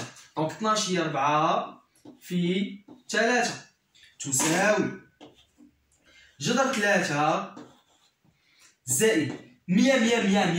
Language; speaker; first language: Arabic; native; Arabic